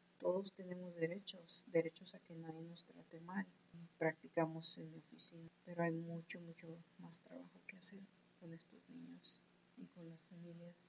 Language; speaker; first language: Spanish; early bilingual, heritage; Spanish